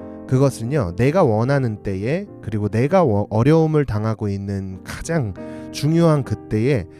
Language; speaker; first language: Korean; native; Korean